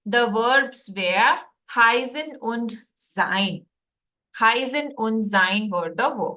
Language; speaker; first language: German; non-native, fluent; Hindi